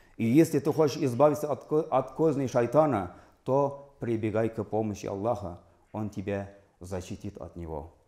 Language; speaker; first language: Russian; non-native, local second language; Tatar